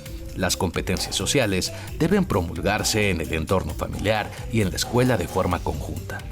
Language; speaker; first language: Spanish; native; Spanish